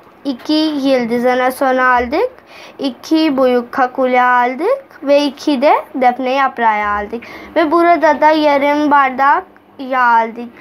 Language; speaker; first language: Turkish; non-native, fluent; Urdu